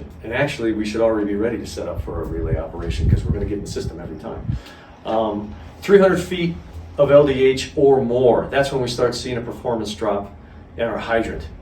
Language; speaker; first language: English; native; English